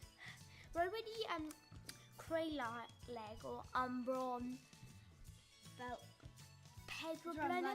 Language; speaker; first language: Welsh; non-native, local second language; English